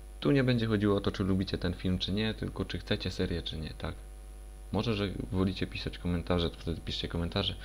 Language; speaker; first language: Polish; native; Polish